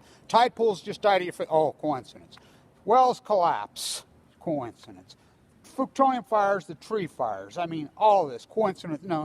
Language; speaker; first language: English; native; English